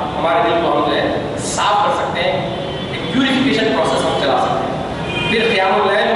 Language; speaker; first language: Urdu; native; Urdu